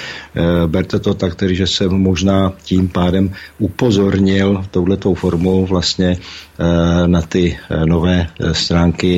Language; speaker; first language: Czech; native; Czech